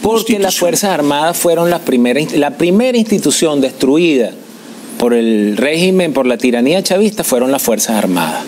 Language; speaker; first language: Spanish; native; Spanish